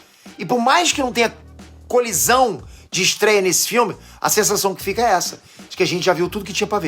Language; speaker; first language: Portuguese; native; Portuguese